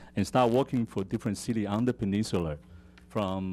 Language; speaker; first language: English; non-native, fluent; Chinese